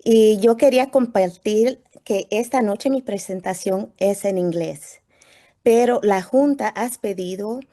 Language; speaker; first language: Spanish; early bilingual, heritage; Spanish